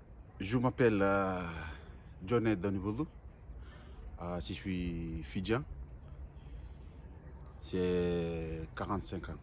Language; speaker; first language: French; non-native, learner; Fijian